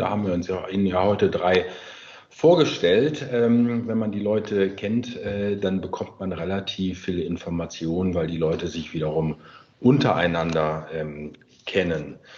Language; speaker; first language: German; native; German